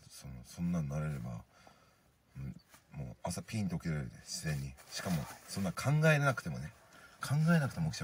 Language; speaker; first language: Japanese; native; Japanese